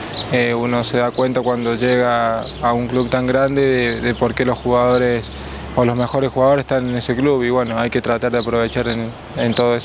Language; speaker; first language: Spanish; native; Spanish